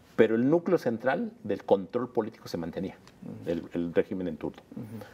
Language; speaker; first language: Spanish; native; Spanish